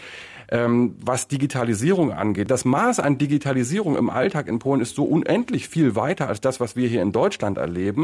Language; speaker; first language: German; native; German